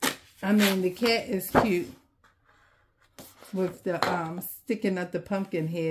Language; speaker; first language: English; native; English